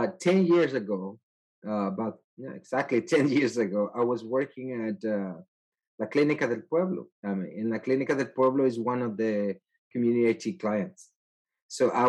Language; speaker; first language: English; non-native, fluent; Spanish